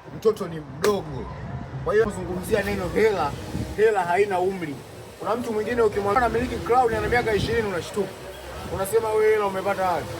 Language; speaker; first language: Swahili; native; Swahili